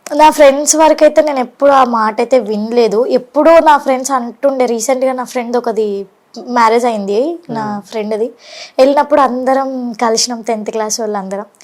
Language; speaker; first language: Telugu; native; Telugu